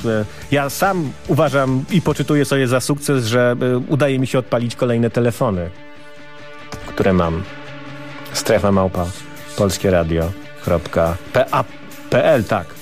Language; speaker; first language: Polish; native; Polish